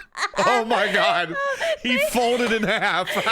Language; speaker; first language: English; native; English